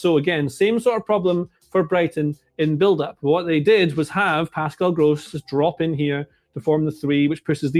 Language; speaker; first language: English; native; English